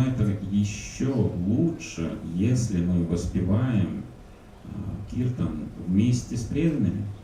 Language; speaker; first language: Russian; native; Russian